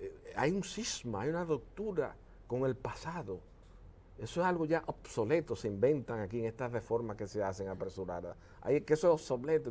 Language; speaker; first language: Spanish; native; Spanish